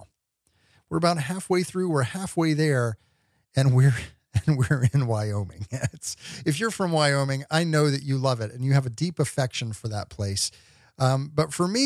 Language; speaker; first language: English; native; English